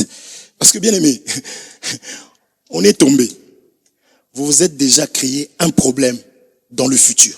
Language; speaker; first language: French; non-native, local second language; Lingala